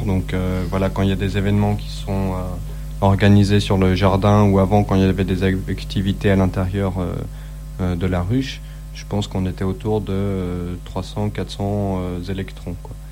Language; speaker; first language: French; native; French